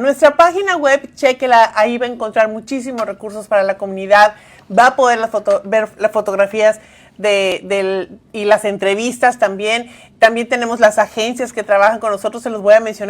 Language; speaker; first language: Spanish; native; Spanish